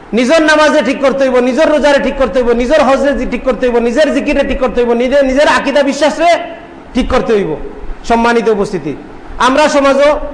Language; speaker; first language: Bangla; native; Bangla